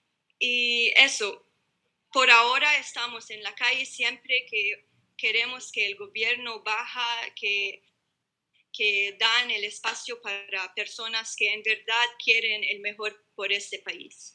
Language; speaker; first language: Spanish; non-native, learner; Arabic